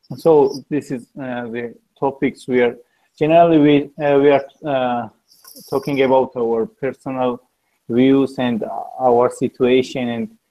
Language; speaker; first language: English; non-native, learner; Georgian